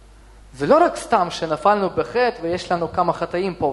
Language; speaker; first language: Hebrew; non-native, fluent; Russian